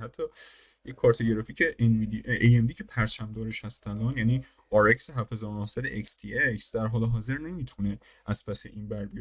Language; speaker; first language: Persian; native; Persian